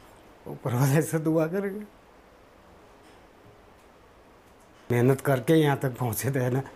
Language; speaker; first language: Hindi; non-native, local second language; Nepali